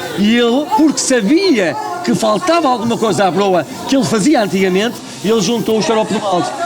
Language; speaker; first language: Portuguese; native; Portuguese